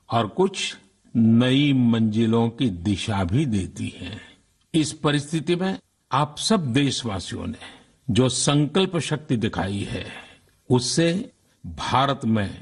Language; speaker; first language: Hindi; non-native, local second language; Gujarati